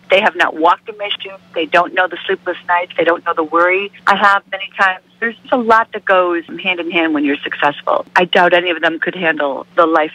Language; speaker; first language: English; native; English